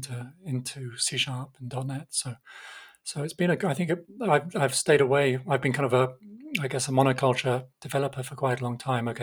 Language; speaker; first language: English; native; English